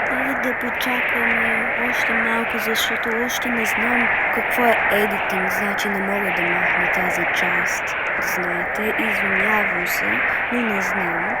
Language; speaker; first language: Bulgarian; early bilingual, heritage; Bulgarian